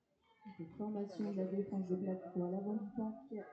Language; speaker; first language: French; native; French